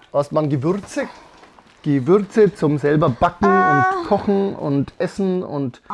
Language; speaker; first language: German; native; German